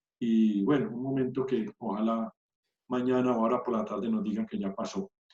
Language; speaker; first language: Spanish; native; Spanish